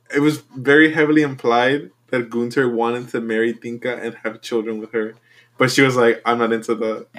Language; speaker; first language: English; non-native, fluent; Spanish